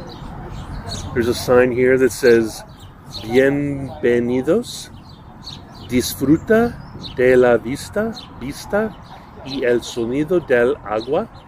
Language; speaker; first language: Spanish; non-native, learner; English